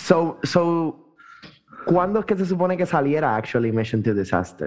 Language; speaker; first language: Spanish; native; Spanish